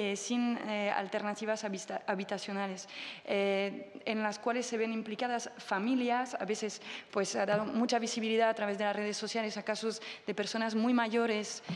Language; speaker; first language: Spanish; non-native, fluent; French